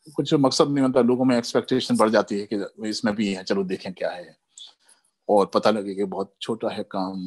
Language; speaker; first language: Hindi; early bilingual, other home language; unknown